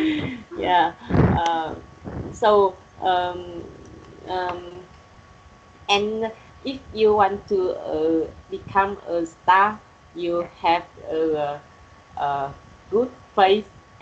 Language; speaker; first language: English; non-native, learner; Vietnamese